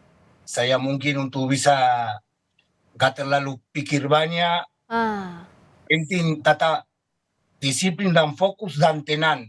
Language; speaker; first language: Indonesian; non-native, fluent; Spanish